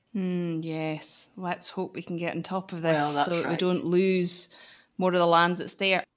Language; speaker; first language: English; native; English